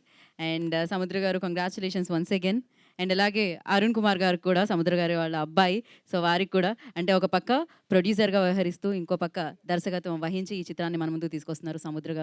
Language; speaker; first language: Telugu; native; Telugu